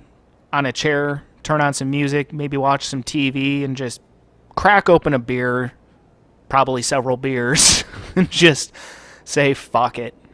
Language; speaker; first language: English; native; English